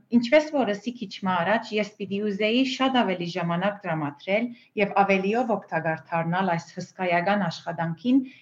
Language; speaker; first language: Armenian; early bilingual, heritage; Armenian